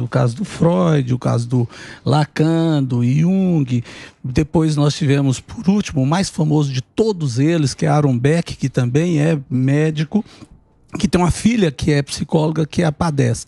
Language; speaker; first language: Portuguese; native; Portuguese